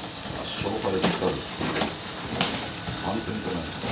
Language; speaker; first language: Japanese; native; Japanese